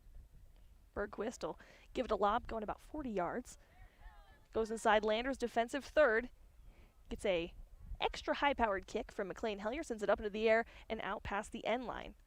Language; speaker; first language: English; native; English